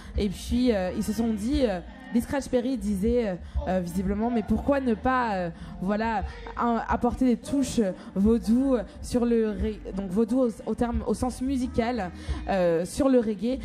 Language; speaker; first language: French; native; French